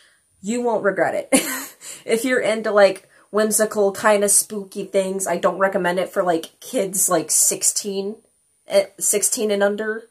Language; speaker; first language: English; native; English